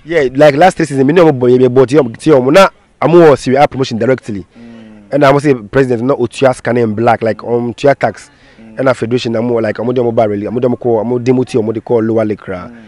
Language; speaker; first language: English; non-native, local second language; Akan